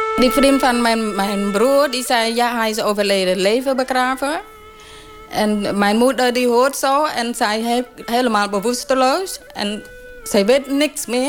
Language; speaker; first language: Dutch; non-native, learner; Khmer